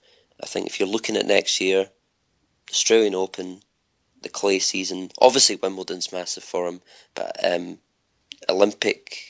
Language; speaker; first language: English; native; English